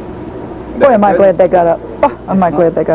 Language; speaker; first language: English; native; English